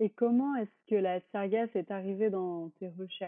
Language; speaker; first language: French; native; French